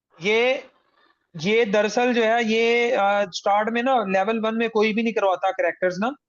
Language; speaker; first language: Urdu; non-native, local second language; Punjabi